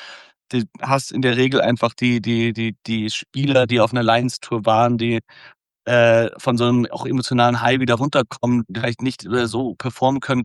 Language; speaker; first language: German; native; German